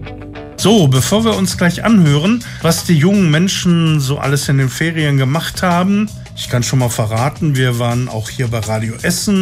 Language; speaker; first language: German; native; German